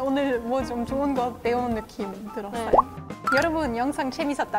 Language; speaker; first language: Korean; non-native, fluent; German